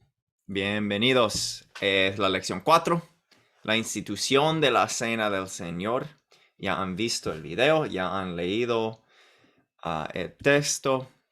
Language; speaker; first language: Spanish; non-native, fluent; English